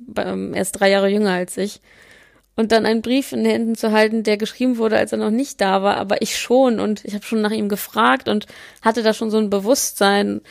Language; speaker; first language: German; early bilingual, other home language; Polish